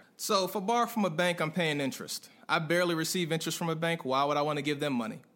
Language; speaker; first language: English; native; English